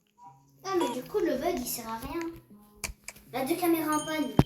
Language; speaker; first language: French; native; French